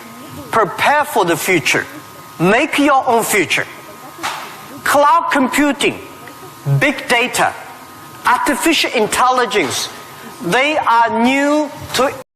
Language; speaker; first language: English; non-native, fluent; Chinese